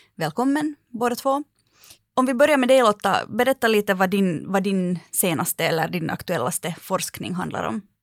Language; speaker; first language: Swedish; native; Swedish